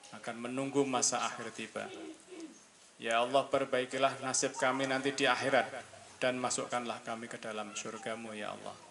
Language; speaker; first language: Indonesian; native; Indonesian